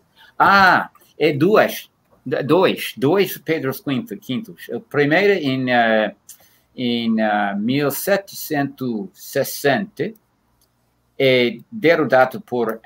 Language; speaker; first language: Portuguese; non-native, fluent; English